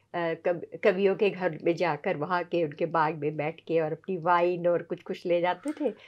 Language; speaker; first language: Hindi; native; Hindi